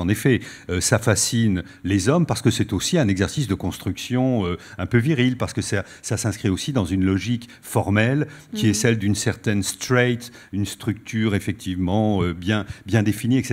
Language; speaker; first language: French; native; French